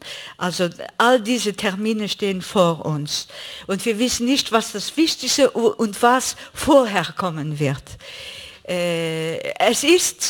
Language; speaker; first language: German; non-native, fluent; Greek